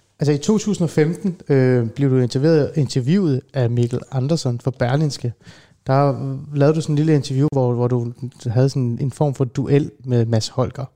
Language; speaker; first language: Danish; early bilingual, other home language; Persian